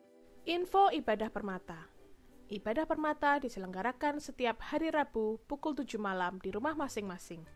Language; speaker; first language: Indonesian; native; Indonesian